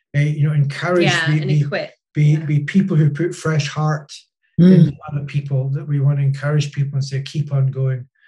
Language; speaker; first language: English; native; English